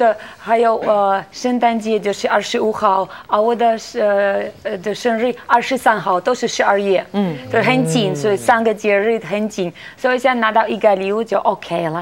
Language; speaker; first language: Chinese; non-native, learner; Russian